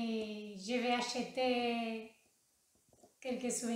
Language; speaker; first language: French; non-native, learner; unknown